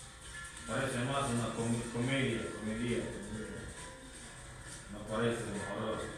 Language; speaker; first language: Spanish; non-native, learner; Russian